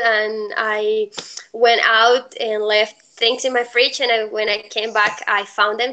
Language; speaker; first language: English; non-native, fluent; Spanish